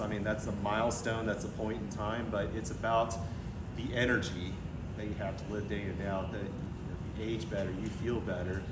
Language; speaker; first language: English; native; English